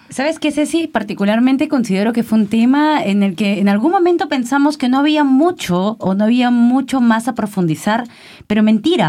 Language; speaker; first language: Spanish; native; Spanish